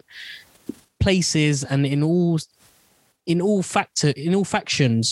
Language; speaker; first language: English; non-native, local second language; Bangla